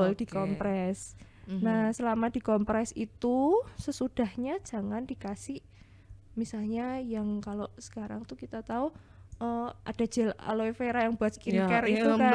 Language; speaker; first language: Indonesian; native; Indonesian